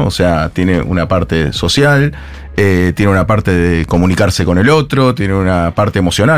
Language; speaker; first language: Spanish; native; Spanish